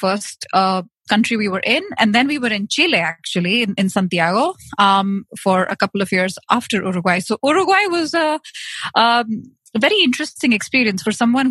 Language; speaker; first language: English; non-native, local second language; Hindi